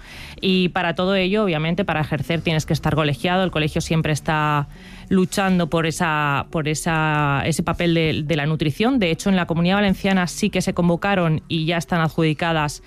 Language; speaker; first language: Spanish; native; Spanish